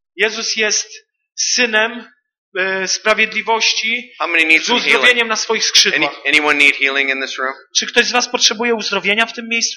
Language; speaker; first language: Polish; native; Polish